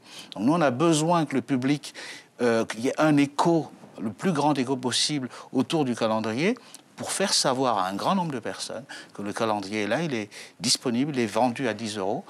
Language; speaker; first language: French; native; French